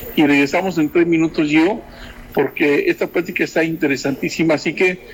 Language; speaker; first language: Spanish; native; Spanish